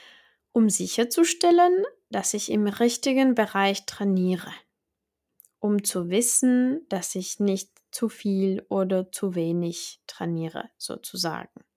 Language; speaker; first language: German; non-native, fluent; Czech